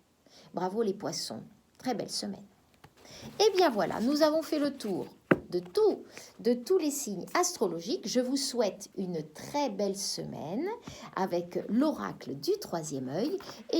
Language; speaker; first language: French; native; French